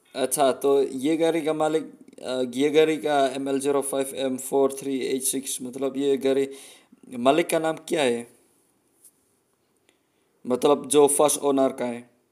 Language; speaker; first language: Hindi; non-native, local second language; Khasi